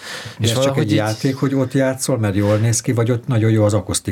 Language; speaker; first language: Hungarian; native; Hungarian